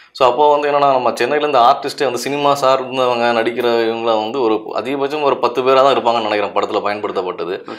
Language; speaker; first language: Tamil; native; Tamil